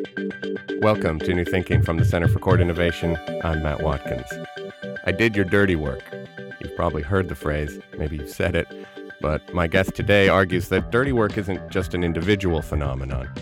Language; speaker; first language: English; native; English